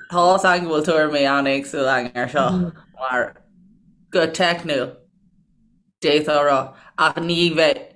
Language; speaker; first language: Irish; native; Irish